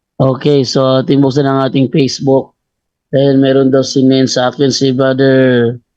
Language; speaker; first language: Filipino; native; Filipino